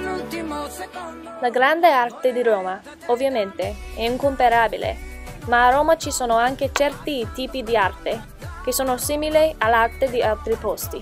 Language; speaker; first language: Italian; non-native, learner; English